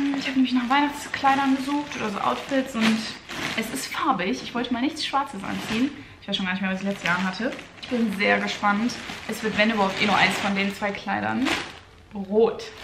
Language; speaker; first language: German; native; German